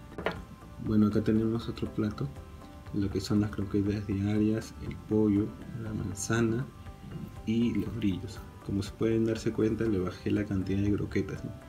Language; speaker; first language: Spanish; native; Spanish